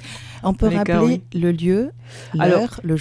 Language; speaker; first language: French; native; French